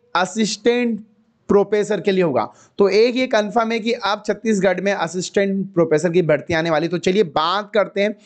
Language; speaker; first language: Hindi; native; Hindi